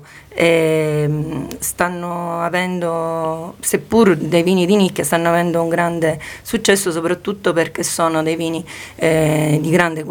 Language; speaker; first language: Italian; native; Italian